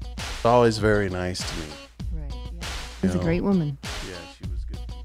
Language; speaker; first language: English; native; English